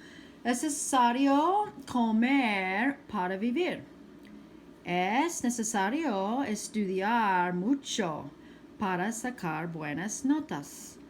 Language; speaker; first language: Spanish; non-native, fluent; English